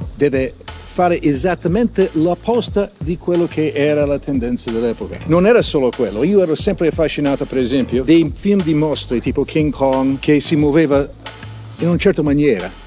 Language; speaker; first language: Italian; non-native, fluent; English